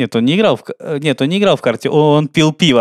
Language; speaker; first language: Russian; native; Russian